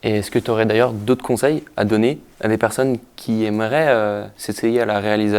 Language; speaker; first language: French; native; French